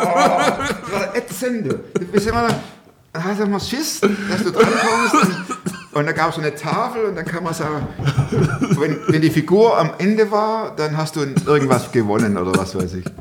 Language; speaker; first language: German; native; German